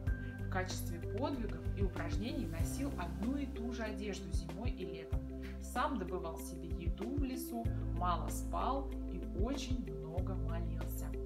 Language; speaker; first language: Russian; native; Russian